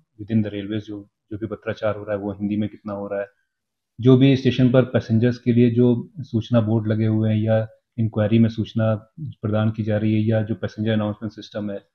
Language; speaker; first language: Hindi; native; Hindi